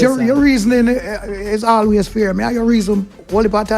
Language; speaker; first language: English; native; English